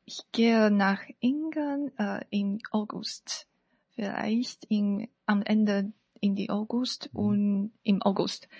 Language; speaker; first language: German; non-native, learner; Chinese